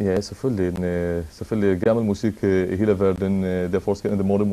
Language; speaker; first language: Danish; non-native, learner; Arabic